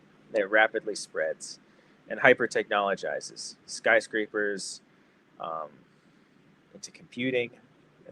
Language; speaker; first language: English; native; English